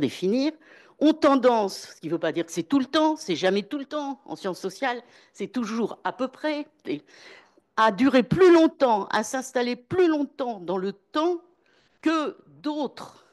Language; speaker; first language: French; native; French